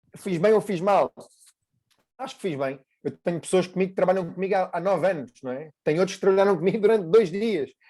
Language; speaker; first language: Portuguese; native; Portuguese